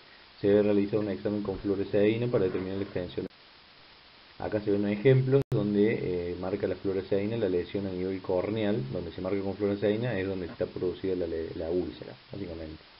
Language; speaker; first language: Spanish; native; Spanish